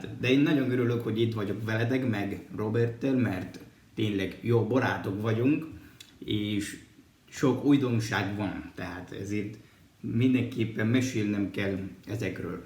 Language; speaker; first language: Hungarian; non-native, fluent; Spanish